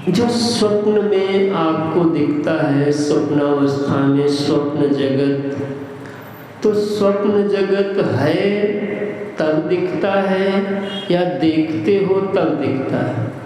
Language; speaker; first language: Hindi; native; Hindi